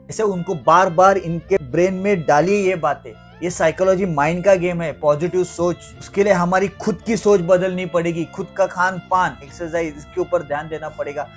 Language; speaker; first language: Hindi; non-native, local second language; Marathi